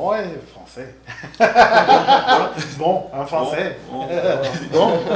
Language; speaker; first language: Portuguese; non-native, learner; Spanish